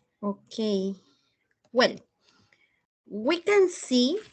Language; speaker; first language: English; non-native, fluent; Spanish